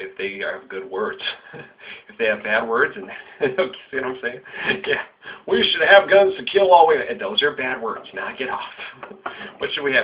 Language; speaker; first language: English; native; English